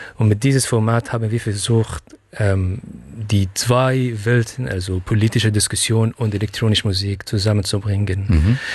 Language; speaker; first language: German; non-native, fluent; Arabic